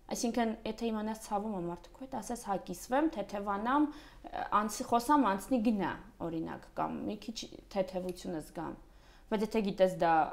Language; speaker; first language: Armenian; early bilingual, other home language; Russian